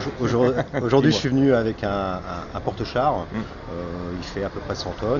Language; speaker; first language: French; native; French